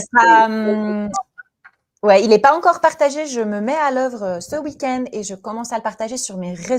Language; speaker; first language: French; native; French